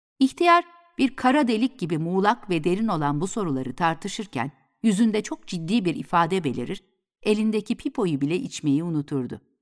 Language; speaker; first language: Turkish; native; Turkish